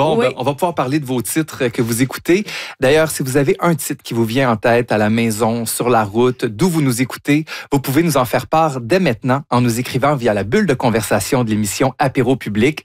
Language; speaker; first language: French; native; French